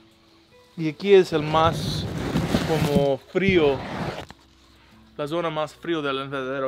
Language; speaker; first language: Spanish; non-native, learner; English